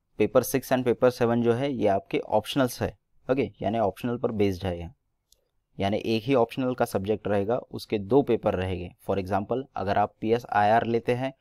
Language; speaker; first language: Hindi; non-native, local second language; Marathi